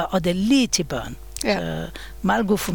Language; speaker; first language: Danish; non-native, fluent; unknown